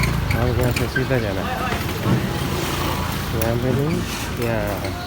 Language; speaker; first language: Hindi; non-native, local second language; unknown